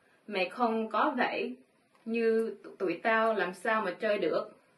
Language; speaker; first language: Vietnamese; early bilingual, heritage; Vietnamese